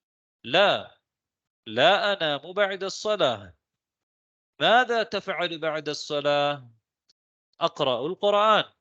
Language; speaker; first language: Arabic; non-native, fluent; Tamil